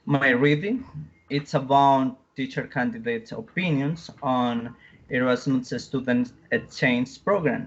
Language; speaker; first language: English; non-native, learner; Spanish